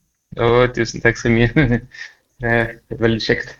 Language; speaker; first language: Norwegian; non-native, fluent; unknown